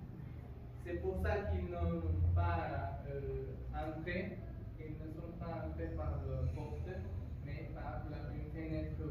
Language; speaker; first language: French; non-native, fluent; Spanish